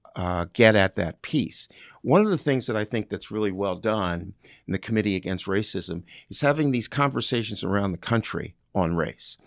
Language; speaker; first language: English; native; English